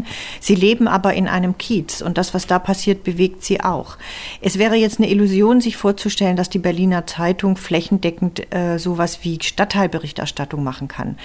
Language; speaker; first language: German; native; German